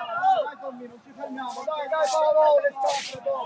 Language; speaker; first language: Italian; native; Italian